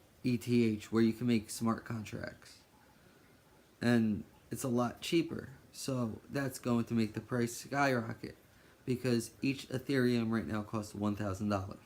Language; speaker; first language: English; native; English